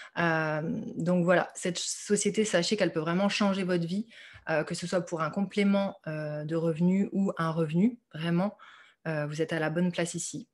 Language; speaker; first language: French; native; French